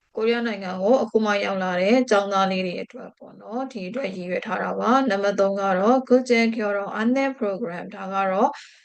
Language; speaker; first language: Burmese; native; Burmese